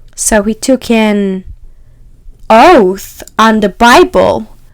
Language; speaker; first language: English; non-native, fluent; Persian